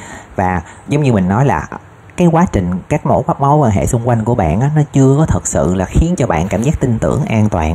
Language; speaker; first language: Vietnamese; native; Vietnamese